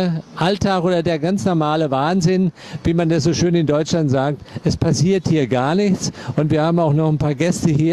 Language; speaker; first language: German; native; German